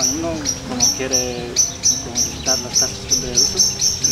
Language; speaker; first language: Spanish; non-native, learner; Uzbek